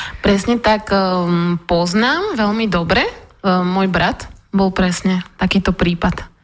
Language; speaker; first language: Slovak; early bilingual, other home language; Russian